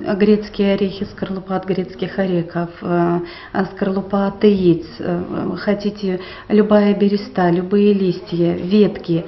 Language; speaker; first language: Russian; native; Russian